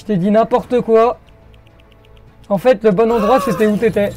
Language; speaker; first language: French; native; French